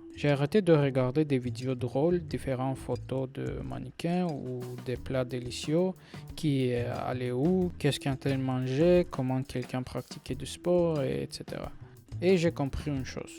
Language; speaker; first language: French; non-native, learner; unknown